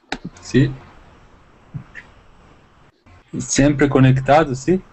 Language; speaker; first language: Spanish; non-native, learner; Portuguese